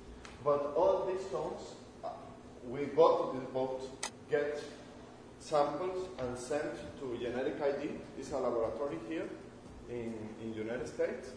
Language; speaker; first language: English; non-native, learner; Spanish